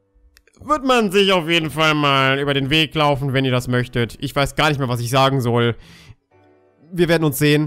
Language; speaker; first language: German; native; German